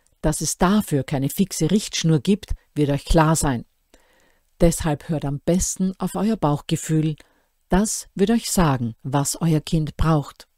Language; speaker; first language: German; native; German